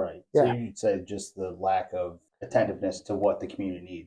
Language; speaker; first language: English; native; English